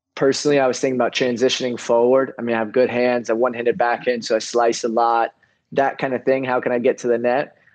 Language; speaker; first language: English; native; English